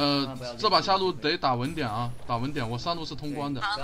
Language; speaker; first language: Chinese; native; Chinese